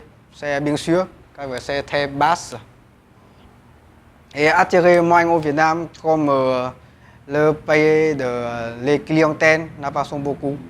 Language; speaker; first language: French; non-native, learner; Vietnamese